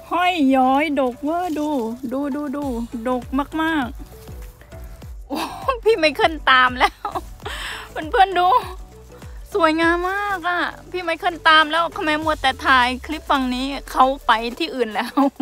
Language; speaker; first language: Thai; native; Thai